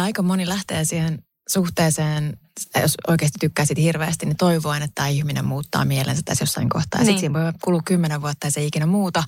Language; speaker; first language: Finnish; native; Finnish